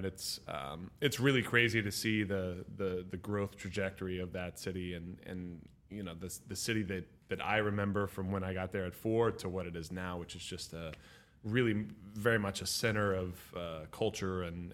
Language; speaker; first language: English; native; English